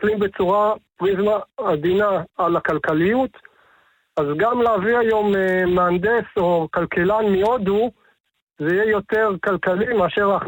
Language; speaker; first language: Hebrew; native; Hebrew